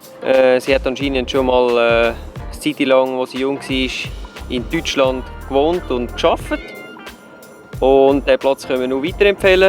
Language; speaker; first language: German; native; German